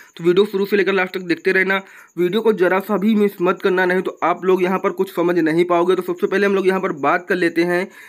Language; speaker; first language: Hindi; native; Hindi